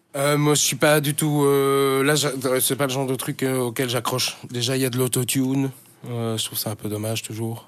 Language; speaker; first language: French; native; French